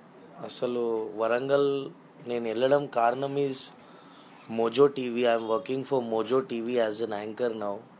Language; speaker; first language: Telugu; non-native, local second language; Urdu